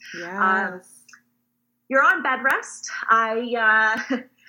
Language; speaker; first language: English; native; English